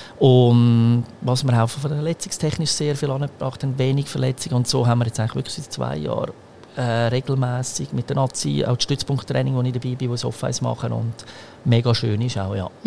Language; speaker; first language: German; early bilingual, other home language; Croatian